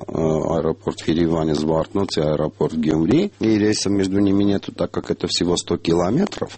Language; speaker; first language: Russian; non-native, local second language; Armenian